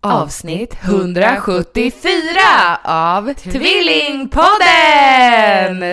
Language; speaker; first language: Swedish; native; Swedish